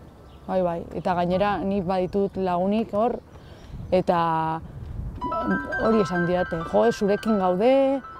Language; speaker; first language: Basque; non-native, local second language; Spanish